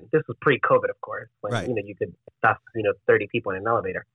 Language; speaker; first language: English; non-native, fluent; Spanish